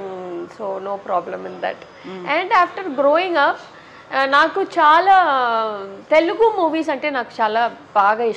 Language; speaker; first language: Telugu; non-native, local second language; Tamil